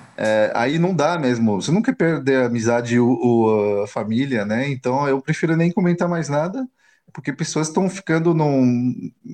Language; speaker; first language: Portuguese; non-native, fluent; French